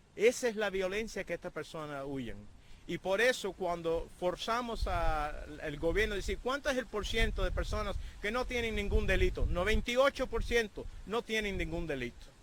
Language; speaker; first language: Spanish; early bilingual, heritage; Spanish